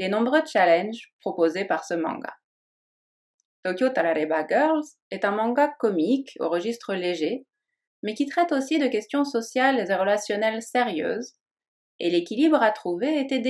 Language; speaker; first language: French; native; French